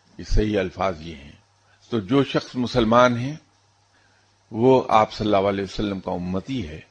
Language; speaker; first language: Urdu; non-native, local second language; Punjabi